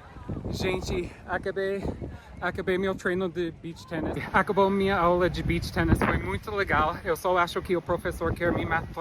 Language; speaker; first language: Portuguese; non-native, fluent; English